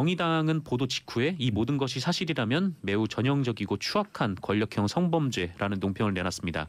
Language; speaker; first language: Korean; native; Korean